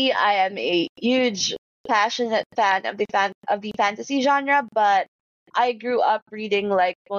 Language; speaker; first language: English; non-native, local second language; Hiligaynon